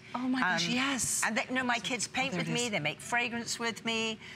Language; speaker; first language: English; native; English